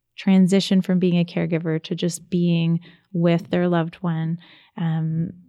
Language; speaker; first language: English; native; English